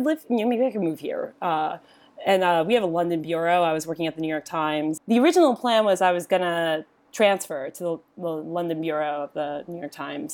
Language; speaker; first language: English; native; English